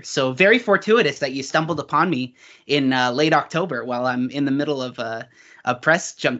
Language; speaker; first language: English; native; English